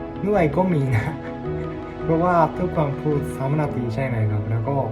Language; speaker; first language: Thai; non-native, learner; Japanese